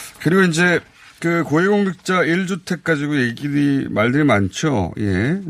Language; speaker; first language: Korean; native; Korean